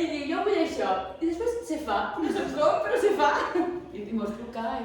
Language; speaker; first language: Catalan; native; Catalan